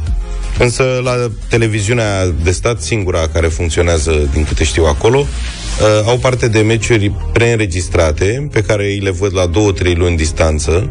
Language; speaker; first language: Romanian; native; Romanian